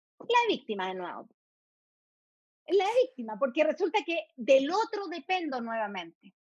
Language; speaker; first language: Spanish; early bilingual, heritage; Spanish